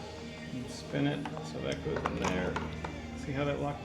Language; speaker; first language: English; native; English